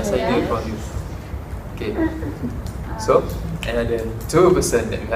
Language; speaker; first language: English; non-native, local second language; Malay